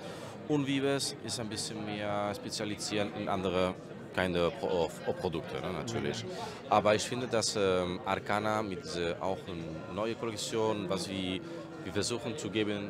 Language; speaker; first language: German; non-native, learner; Spanish